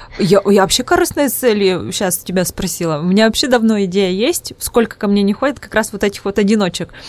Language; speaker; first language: Russian; non-native, local second language; Udmurt